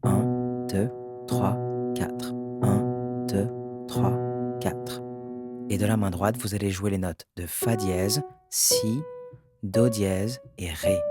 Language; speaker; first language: French; native; French